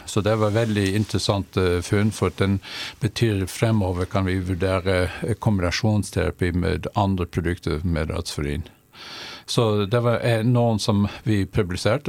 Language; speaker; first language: Norwegian; non-native, fluent; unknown